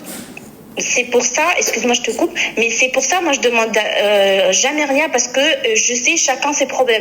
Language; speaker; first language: French; native; French